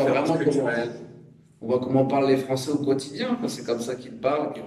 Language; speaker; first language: French; native; French